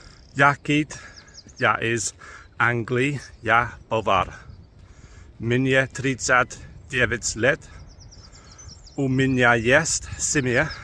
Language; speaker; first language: Russian; non-native, learner; English